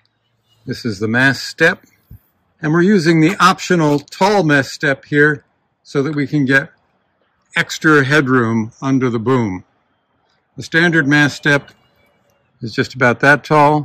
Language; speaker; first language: English; native; English